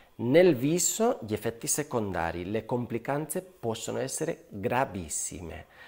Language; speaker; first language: Italian; non-native, fluent; Spanish